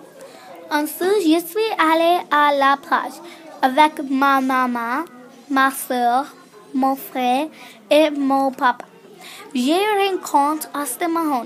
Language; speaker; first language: French; non-native, learner; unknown